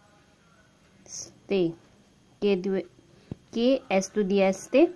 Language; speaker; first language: Spanish; non-native, learner; Hindi